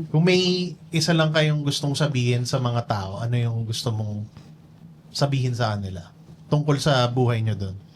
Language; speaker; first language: Filipino; native; Filipino